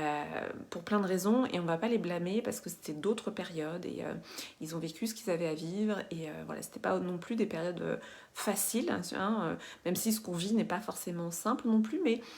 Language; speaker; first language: French; native; French